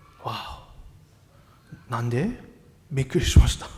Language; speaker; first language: Japanese; non-native, fluent; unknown